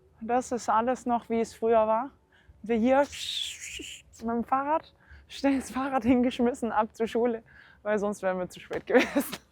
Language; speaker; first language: German; early bilingual, heritage; German